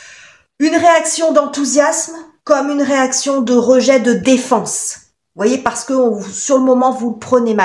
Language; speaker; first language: French; native; French